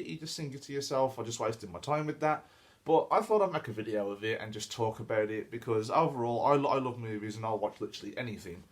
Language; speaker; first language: English; native; English